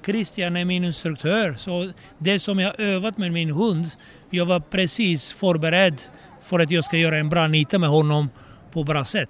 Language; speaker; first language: Swedish; non-native, fluent; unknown